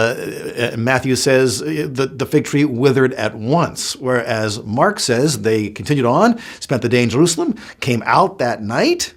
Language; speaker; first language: English; native; English